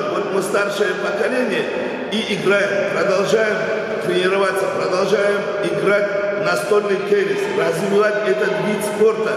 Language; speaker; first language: Russian; non-native, local second language; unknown